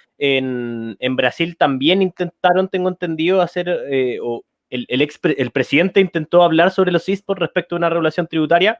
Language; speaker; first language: Spanish; native; Spanish